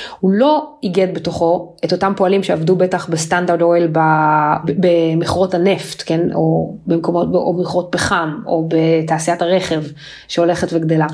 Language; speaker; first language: Hebrew; native; Hebrew